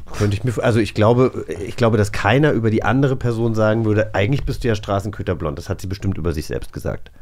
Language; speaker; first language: German; native; German